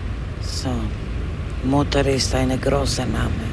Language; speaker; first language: German; non-native, learner; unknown